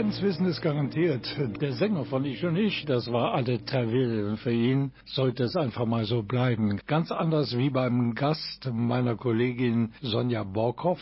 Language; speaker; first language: German; native; German